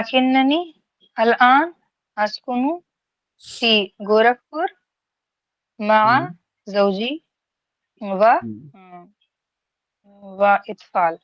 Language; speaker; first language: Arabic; non-native, learner; Urdu